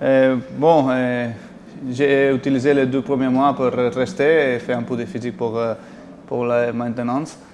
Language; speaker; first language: French; non-native, fluent; Spanish